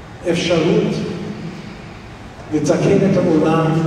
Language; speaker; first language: Hebrew; non-native, fluent; English